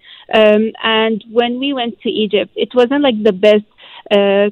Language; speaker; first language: English; non-native, fluent; Arabic